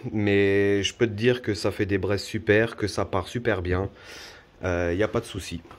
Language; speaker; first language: French; native; French